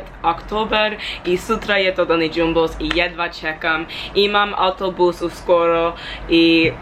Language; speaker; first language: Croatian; non-native, learner; English